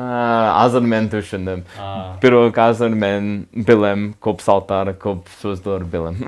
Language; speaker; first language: Kyrgyz; non-native, learner; English